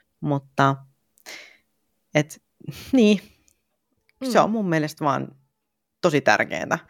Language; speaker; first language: Finnish; native; Finnish